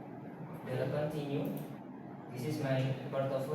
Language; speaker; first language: English; non-native, learner; Indonesian